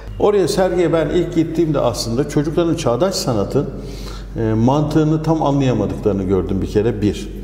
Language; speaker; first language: Turkish; native; Turkish